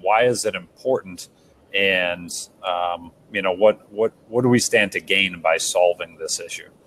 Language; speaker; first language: English; native; English